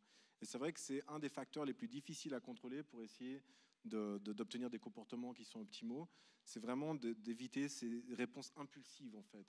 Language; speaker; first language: French; native; French